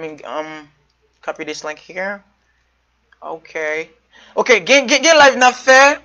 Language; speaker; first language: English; non-native, fluent; Haitian Creole